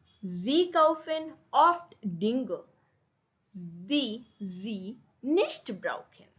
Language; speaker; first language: German; non-native, fluent; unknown